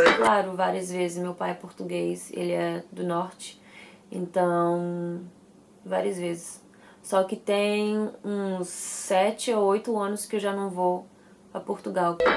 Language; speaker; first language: Portuguese; early bilingual, heritage; English